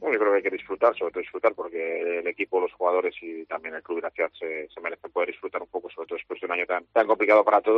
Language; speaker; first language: Spanish; native; Spanish